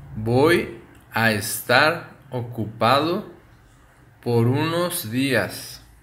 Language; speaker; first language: Spanish; native; Spanish